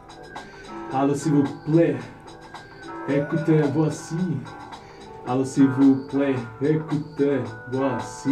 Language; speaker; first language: French; non-native, learner; Spanish